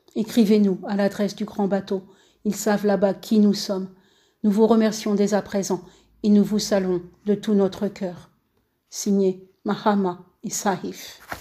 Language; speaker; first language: French; native; French